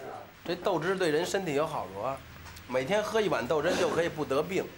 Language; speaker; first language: Chinese; native; Chinese